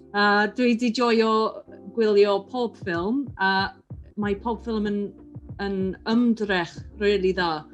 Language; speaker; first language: Welsh; non-native, learner; English